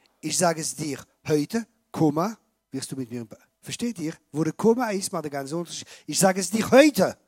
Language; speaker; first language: German; non-native, fluent; French